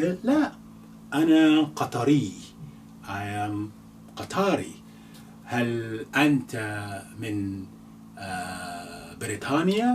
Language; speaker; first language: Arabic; non-native, fluent; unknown